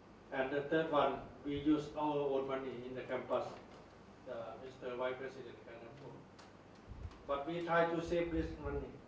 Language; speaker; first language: English; non-native, learner; Thai